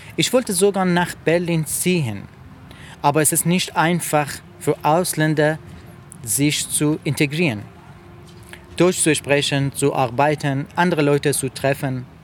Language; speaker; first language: German; non-native, fluent; French